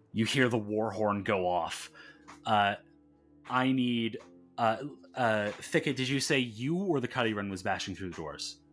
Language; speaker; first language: English; native; English